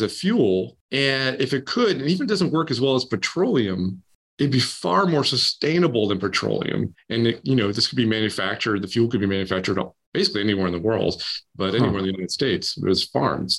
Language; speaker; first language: English; native; English